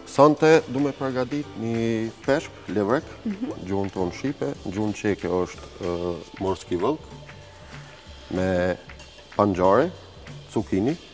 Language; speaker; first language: Albanian; early bilingual, heritage; Albanian